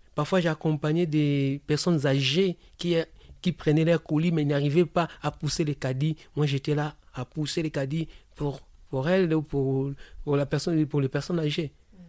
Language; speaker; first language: French; non-native, local second language; Lingala